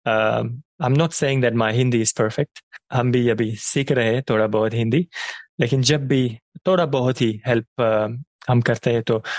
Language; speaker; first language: Urdu; non-native, fluent; Persian